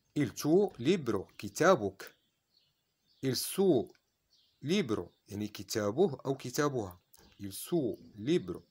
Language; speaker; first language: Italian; non-native, fluent; Arabic